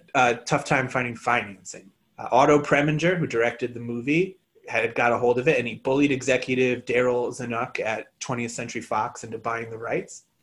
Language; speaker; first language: English; native; English